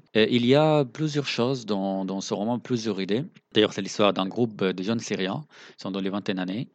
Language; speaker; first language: French; non-native, fluent; Arabic